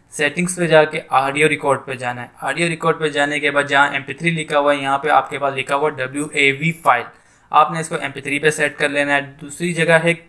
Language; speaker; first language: Hindi; native; Hindi